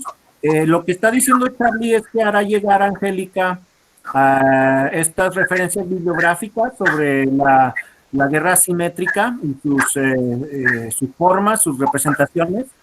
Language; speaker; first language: Spanish; native; Spanish